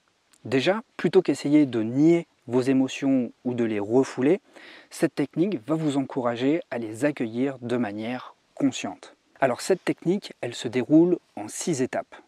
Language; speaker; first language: French; native; French